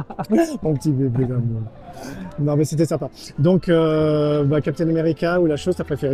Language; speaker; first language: French; native; French